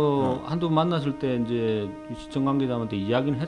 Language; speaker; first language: Korean; native; Korean